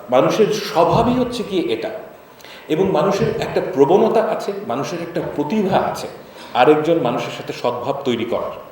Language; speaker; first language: Bangla; native; Bangla